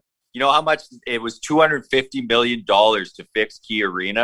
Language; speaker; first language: English; native; English